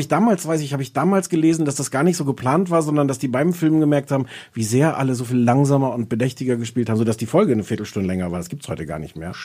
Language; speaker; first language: German; native; German